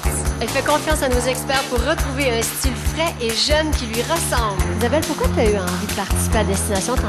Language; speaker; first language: French; native; French